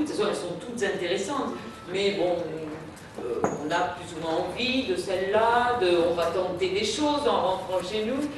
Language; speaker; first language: French; native; French